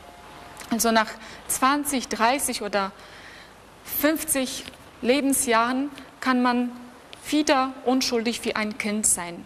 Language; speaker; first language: German; non-native, fluent; Polish